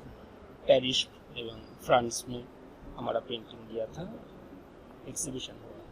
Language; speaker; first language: Hindi; non-native, local second language; Bangla